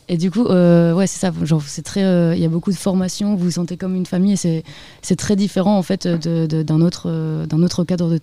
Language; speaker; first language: French; native; French